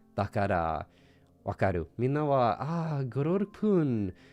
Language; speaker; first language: Japanese; non-native, learner; English